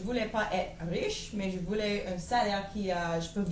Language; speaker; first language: French; non-native, learner; English